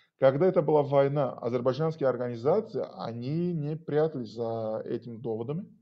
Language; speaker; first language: Russian; non-native, local second language; Azerbaijani